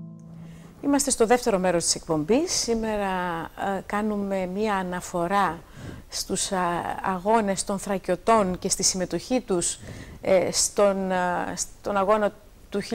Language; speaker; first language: Greek; native; Greek